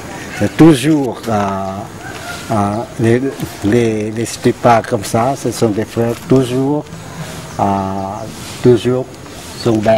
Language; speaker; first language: French; non-native, fluent; Lao